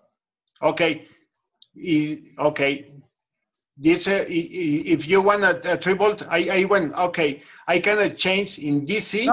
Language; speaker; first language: English; non-native, learner; Spanish